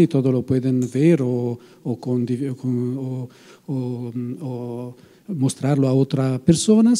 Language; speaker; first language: Spanish; non-native, fluent; Italian